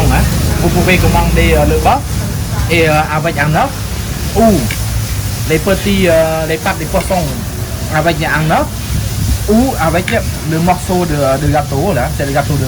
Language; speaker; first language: French; non-native, fluent; Khmer